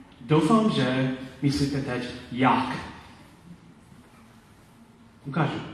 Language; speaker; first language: Czech; non-native, learner; Polish